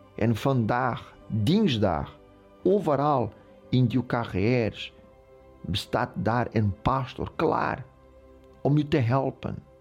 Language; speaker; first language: Dutch; non-native, fluent; Portuguese